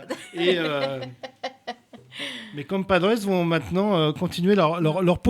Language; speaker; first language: French; native; French